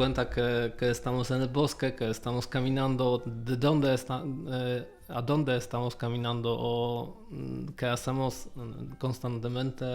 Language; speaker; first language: Spanish; non-native, learner; Polish